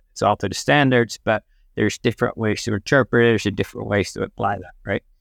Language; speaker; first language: English; non-native, fluent; Dutch